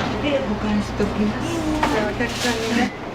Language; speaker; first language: Japanese; native; Japanese